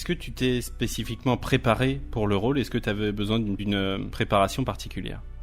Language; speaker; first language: French; native; French